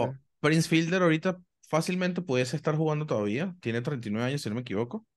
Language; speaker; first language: Spanish; native; Spanish